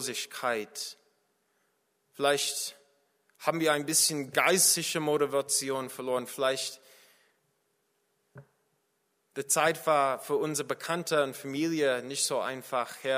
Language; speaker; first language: German; non-native, fluent; English